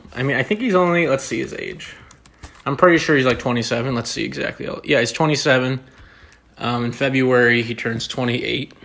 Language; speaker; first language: English; native; English